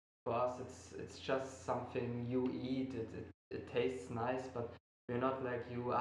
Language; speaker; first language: English; non-native, fluent; German